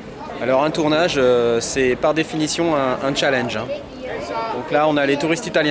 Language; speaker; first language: French; native; French